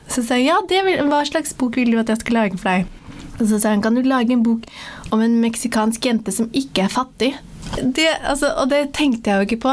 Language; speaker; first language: Norwegian; early bilingual, other home language; Somali